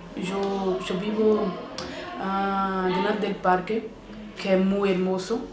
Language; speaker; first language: Spanish; non-native, learner; Portuguese